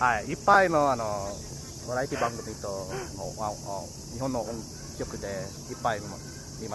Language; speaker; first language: Japanese; non-native, learner; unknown